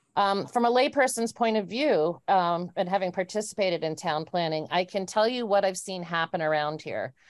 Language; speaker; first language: English; native; English